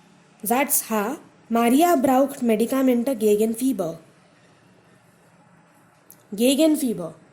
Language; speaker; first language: German; non-native, fluent; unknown